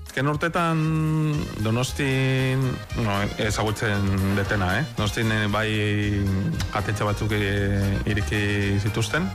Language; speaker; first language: Basque; non-native, fluent; Spanish